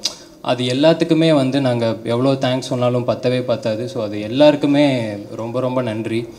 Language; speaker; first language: Tamil; native; Tamil